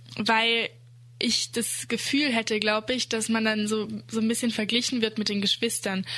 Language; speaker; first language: German; early bilingual, other home language; Dutch